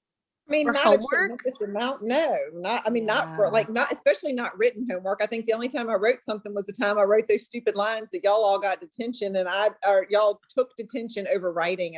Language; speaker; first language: English; native; English